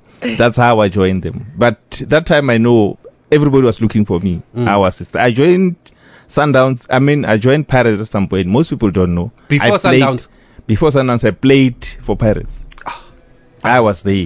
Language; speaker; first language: English; non-native, local second language; Northern Sotho